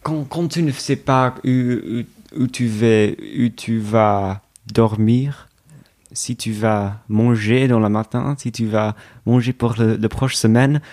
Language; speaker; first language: French; non-native, learner; English